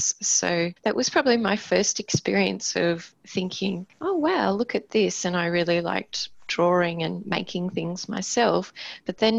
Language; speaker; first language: English; native; English